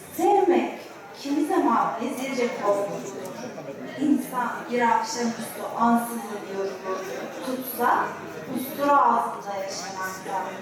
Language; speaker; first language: Turkish; non-native, learner; Arabic